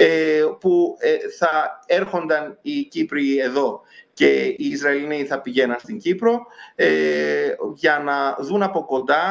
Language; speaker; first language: Greek; native; Greek